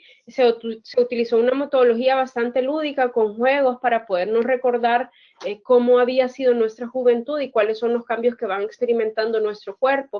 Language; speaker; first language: Spanish; native; Spanish